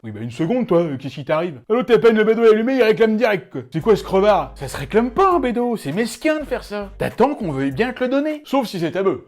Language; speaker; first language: French; native; French